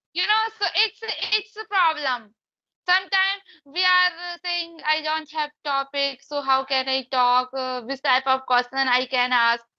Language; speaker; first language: English; non-native, learner; Hindi